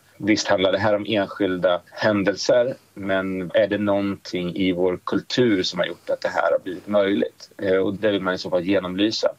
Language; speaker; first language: Swedish; native; Swedish